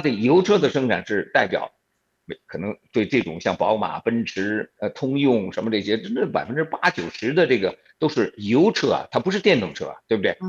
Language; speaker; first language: Chinese; native; Chinese